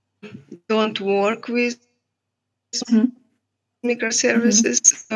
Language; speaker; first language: English; non-native, learner; Russian